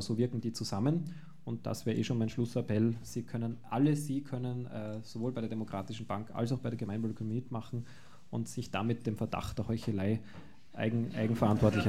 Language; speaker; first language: German; native; German